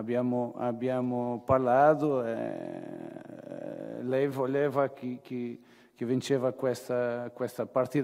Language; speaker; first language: Italian; non-native, fluent; Portuguese